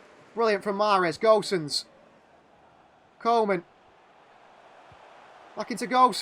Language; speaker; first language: English; native; English